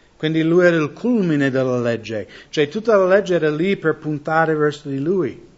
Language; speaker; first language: Italian; non-native, fluent; English